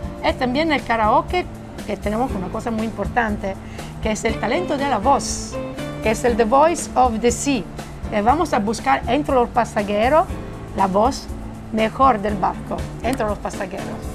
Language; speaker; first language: Spanish; non-native, fluent; Italian